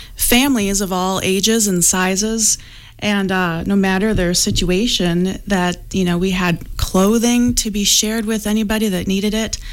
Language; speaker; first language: English; native; English